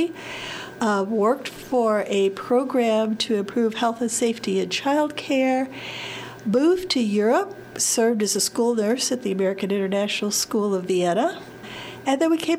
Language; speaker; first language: English; native; English